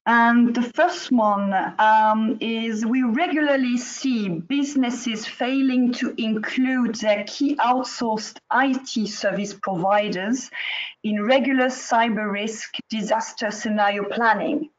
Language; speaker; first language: English; non-native, fluent; French